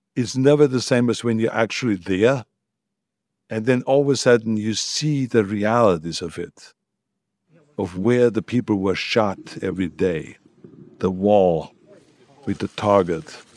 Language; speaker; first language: English; non-native, fluent; German